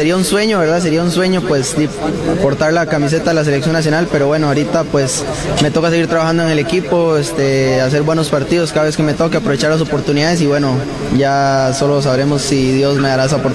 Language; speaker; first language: Spanish; native; Spanish